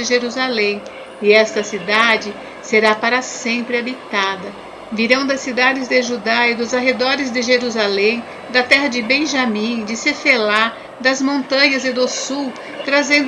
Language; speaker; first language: Portuguese; native; Portuguese